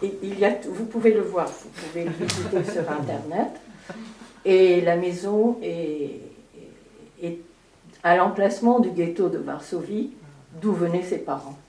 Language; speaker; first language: French; early bilingual, heritage; French